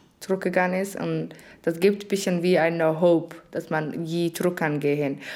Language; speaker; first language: German; non-native, learner; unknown